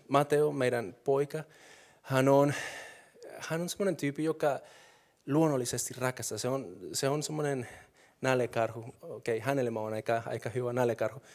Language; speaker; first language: Finnish; non-native, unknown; Spanish